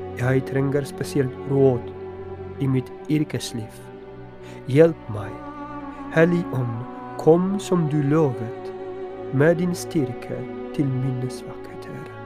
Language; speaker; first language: Norwegian; non-native, fluent; Polish